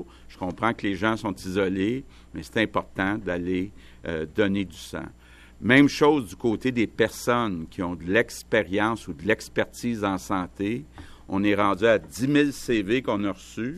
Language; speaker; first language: French; native; French